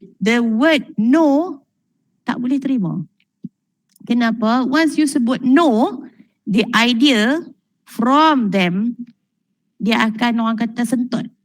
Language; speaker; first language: Malay; native; Malay